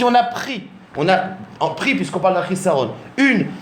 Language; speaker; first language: French; native; French